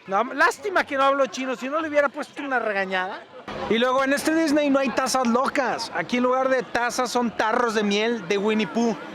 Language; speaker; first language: Spanish; native; Spanish